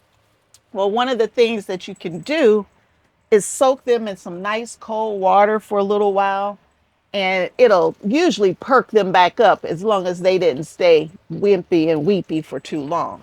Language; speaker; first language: English; native; English